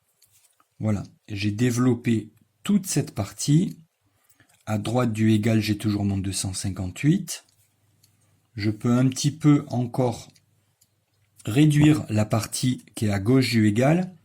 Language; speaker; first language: French; native; French